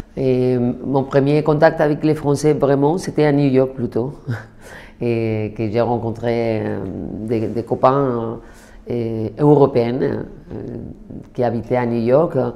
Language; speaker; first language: French; non-native, fluent; Spanish